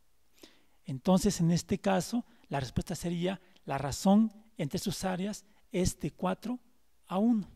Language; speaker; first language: Spanish; native; Spanish